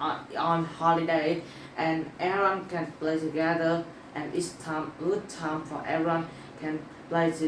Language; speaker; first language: English; non-native, learner; Vietnamese